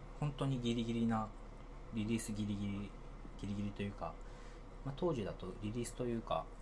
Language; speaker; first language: Japanese; native; Japanese